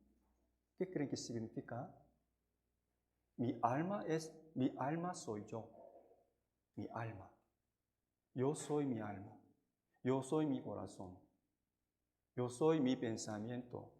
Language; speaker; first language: Spanish; non-native, fluent; Korean